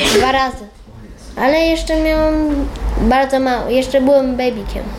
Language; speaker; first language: Polish; early bilingual, heritage; Polish